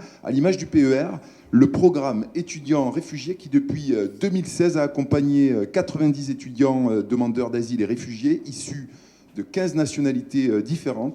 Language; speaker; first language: French; native; French